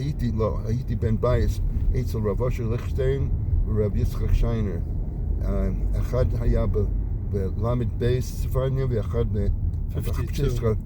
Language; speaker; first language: Hebrew; non-native, fluent; English